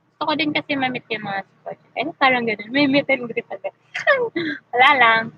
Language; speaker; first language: Filipino; non-native, local second language; Masbatenyo